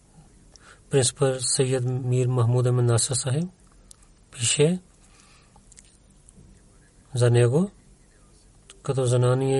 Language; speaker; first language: Bulgarian; non-native, learner; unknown